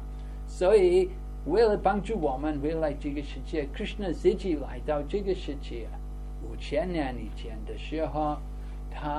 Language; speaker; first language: Chinese; non-native, fluent; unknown